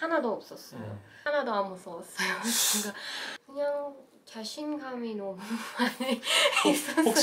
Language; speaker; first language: Korean; non-native, learner; Persian